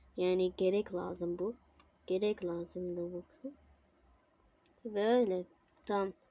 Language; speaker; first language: Turkish; non-native, learner; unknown